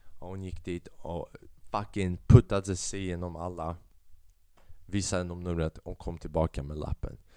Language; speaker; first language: Swedish; early bilingual, other home language; Albanian